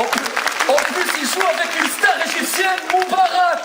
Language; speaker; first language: French; non-native, local second language; Arabic